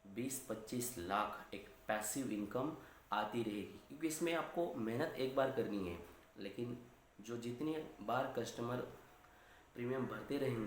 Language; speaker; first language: Hindi; non-native, local second language; Marathi